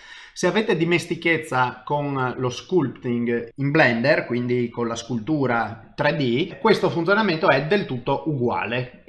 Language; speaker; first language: Italian; native; Italian